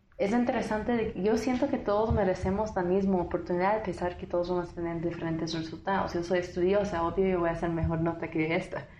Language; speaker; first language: Spanish; non-native, fluent; English